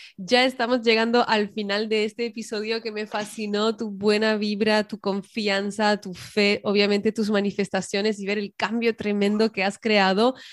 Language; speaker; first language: Spanish; native; Spanish